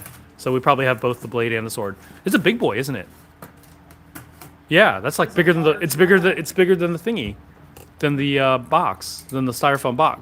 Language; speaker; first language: English; native; English